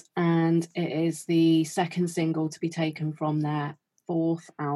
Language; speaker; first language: English; native; English